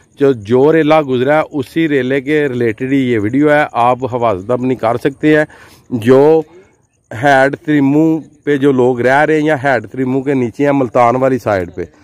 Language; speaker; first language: Urdu; non-native, local second language; Punjabi